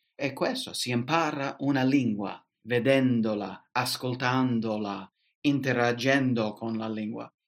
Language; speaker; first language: Italian; non-native, fluent; English